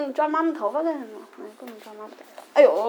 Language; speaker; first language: Chinese; native; Chinese